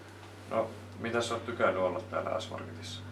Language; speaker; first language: Finnish; native; Finnish